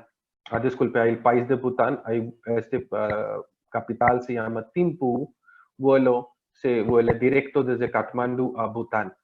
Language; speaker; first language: Spanish; non-native, learner; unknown